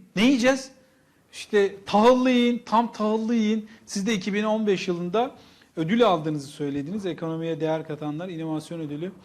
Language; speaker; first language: Turkish; native; Turkish